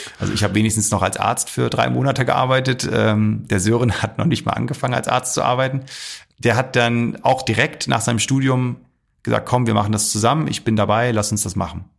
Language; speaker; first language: German; early bilingual, other home language; Arabic